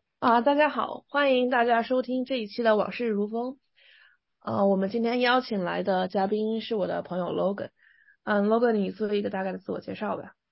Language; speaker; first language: Chinese; native; Chinese